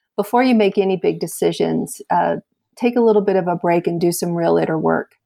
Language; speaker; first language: English; native; English